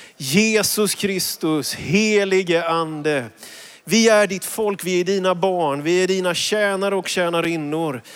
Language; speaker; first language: Swedish; native; Swedish